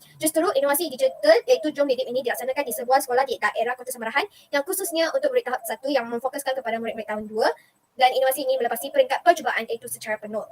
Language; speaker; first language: Malay; non-native, local second language; Chinese